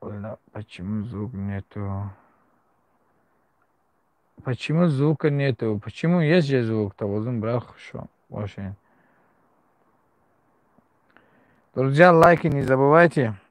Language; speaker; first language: Russian; non-native, learner; Tajik